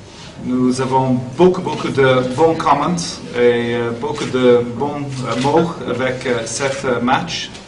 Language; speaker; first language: French; non-native, learner; English